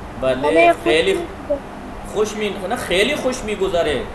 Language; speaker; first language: Persian; non-native, fluent; Urdu